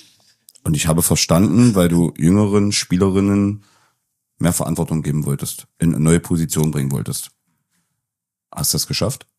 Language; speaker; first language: German; native; German